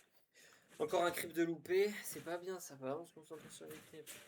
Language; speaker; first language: French; native; French